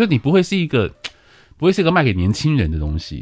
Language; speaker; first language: Chinese; native; Chinese